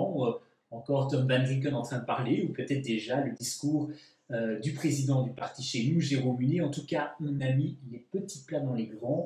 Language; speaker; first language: French; native; French